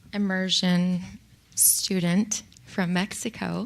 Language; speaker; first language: English; early bilingual, other home language; Spanish